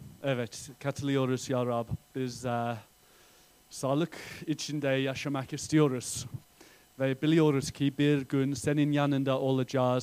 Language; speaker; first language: Turkish; non-native, fluent; English